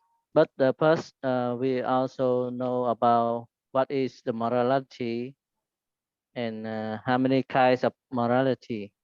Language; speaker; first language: English; non-native, learner; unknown